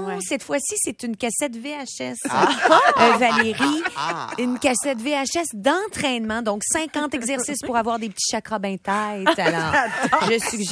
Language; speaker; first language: French; native; French